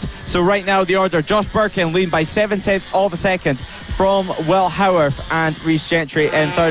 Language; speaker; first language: English; native; English